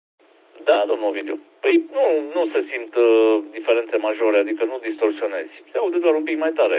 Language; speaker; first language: Romanian; native; Romanian